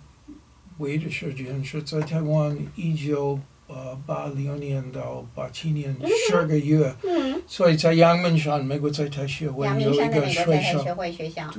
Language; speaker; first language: Chinese; non-native, learner; English